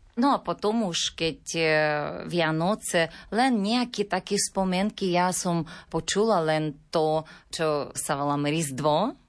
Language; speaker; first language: Slovak; non-native, learner; Ukrainian